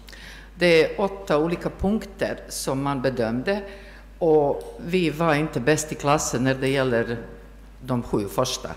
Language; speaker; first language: Swedish; non-native, fluent; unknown